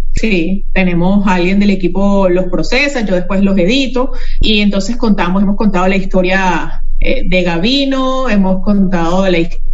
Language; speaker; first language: Spanish; native; Spanish